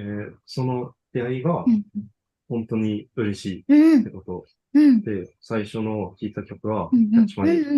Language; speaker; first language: Japanese; non-native, learner; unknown